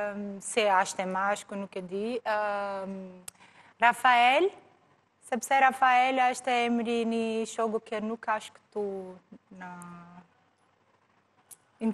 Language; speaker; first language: Albanian; non-native, learner; Portuguese